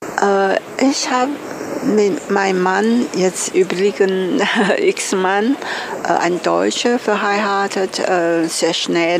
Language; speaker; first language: German; non-native, learner; Chinese